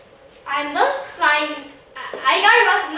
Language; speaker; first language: English; non-native, learner; Korean